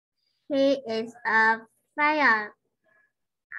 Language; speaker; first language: English; non-native, learner; Vietnamese